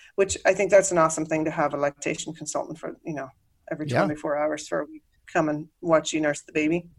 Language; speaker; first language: English; native; English